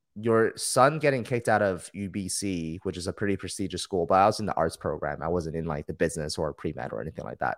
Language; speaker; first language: English; early bilingual, other home language; Chinese